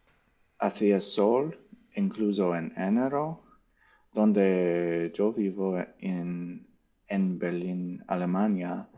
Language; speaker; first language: Spanish; non-native, learner; English